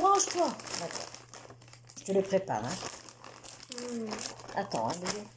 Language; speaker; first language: French; native; French